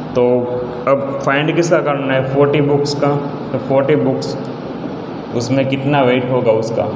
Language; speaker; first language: Hindi; non-native, local second language; Gujarati